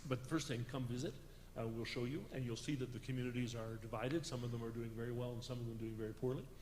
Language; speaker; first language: English; native; English